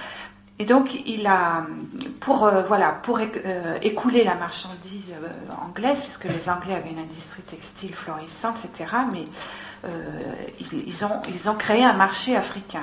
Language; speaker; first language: French; native; French